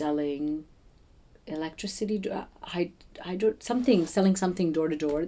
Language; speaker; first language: English; non-native, local second language; Bangla